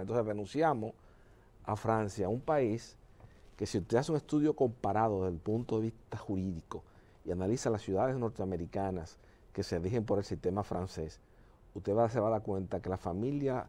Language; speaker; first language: Spanish; native; Spanish